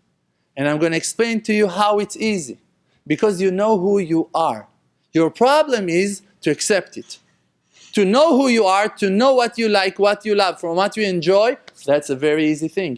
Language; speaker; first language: English; non-native, fluent; Hebrew